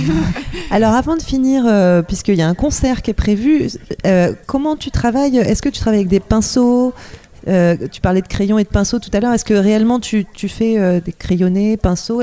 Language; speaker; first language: French; native; French